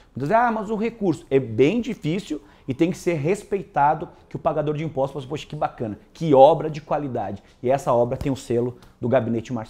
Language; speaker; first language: Portuguese; native; Portuguese